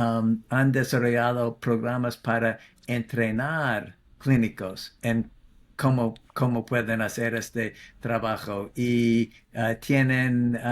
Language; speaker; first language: Spanish; non-native, fluent; English